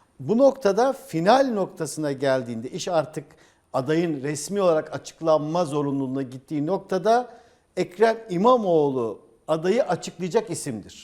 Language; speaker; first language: Turkish; native; Turkish